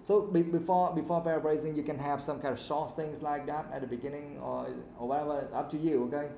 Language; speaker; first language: English; non-native, fluent; Vietnamese